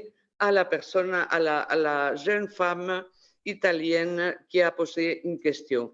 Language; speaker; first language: French; non-native, fluent; Spanish